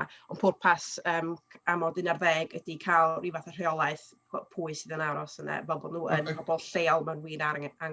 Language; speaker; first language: Welsh; native; Welsh